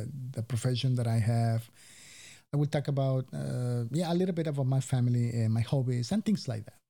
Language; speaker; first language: English; non-native, fluent; Spanish